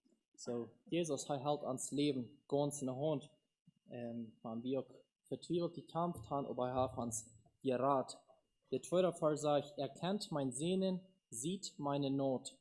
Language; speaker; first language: German; non-native, learner; Low German